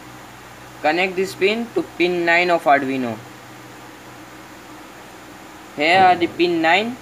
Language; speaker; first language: English; non-native, learner; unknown